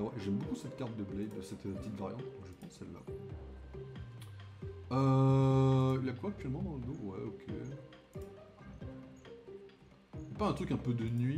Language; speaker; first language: French; native; French